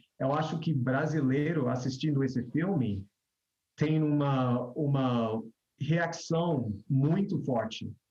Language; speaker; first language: Portuguese; non-native, fluent; English